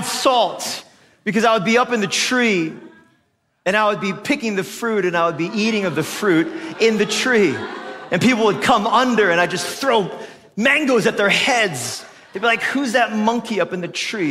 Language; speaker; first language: English; non-native, local second language; Filipino